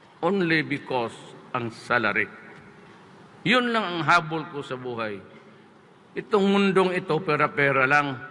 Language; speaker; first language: Filipino; non-native, local second language; Cebuano